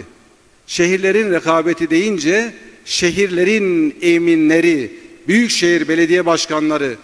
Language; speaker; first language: Turkish; native; Turkish